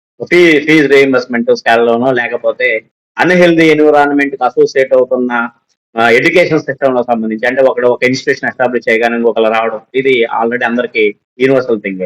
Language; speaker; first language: Telugu; native; Telugu